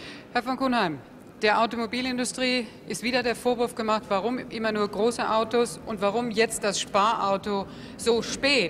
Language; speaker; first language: German; native; German